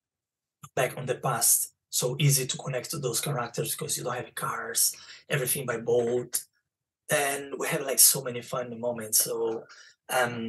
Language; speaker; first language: English; non-native, learner; Portuguese